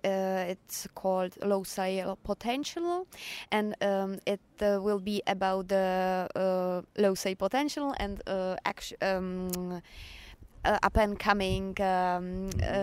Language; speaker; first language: English; non-native, learner; Czech